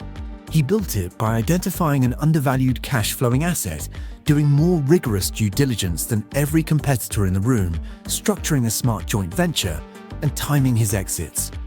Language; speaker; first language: English; native; English